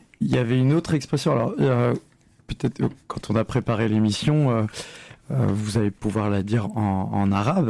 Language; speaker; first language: French; native; French